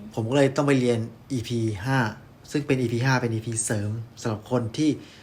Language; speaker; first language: Thai; native; Thai